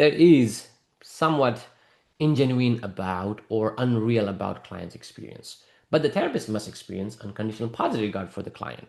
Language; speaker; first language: English; non-native, fluent; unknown